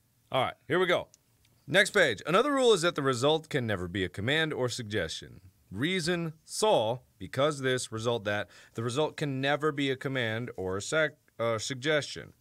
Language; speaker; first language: English; native; English